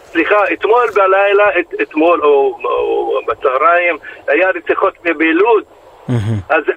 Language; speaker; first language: Hebrew; non-native, local second language; Arabic